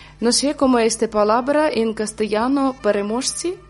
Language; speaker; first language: Spanish; non-native, learner; Ukrainian